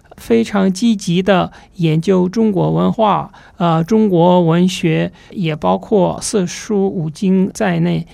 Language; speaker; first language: Chinese; non-native, fluent; Russian